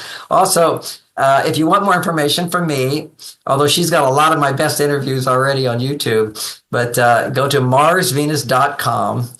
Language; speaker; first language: English; native; English